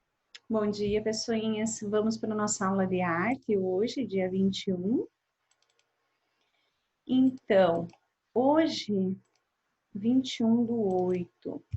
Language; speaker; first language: Portuguese; native; Portuguese